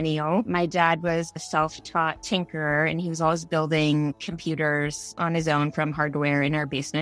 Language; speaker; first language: English; native; English